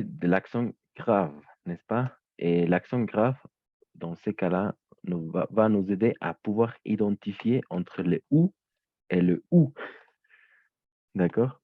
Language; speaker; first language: French; native; French